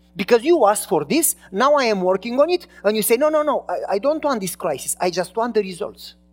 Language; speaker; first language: English; non-native, fluent; Romanian